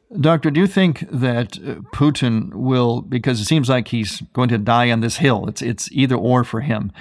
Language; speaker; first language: English; native; English